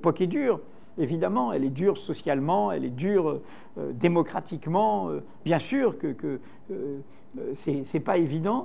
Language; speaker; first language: French; native; French